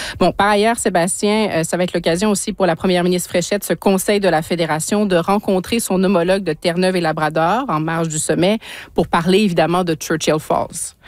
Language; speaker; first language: French; native; French